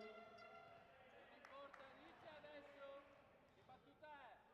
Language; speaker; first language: Italian; native; Italian